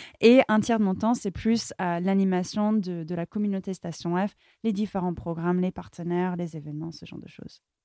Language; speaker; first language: French; non-native, fluent; English